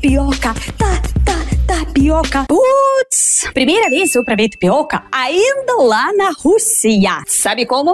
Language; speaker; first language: Portuguese; non-native, fluent; Russian